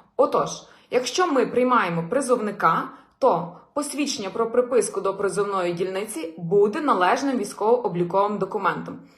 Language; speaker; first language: Ukrainian; native; Ukrainian